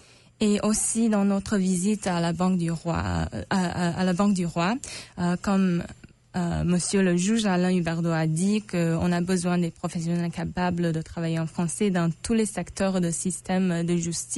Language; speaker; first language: French; non-native, local second language; English